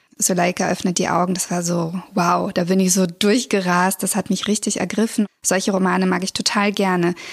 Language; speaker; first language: German; early bilingual, other home language; Russian